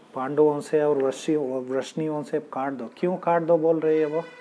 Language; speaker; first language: Hindi; non-native, local second language; Kannada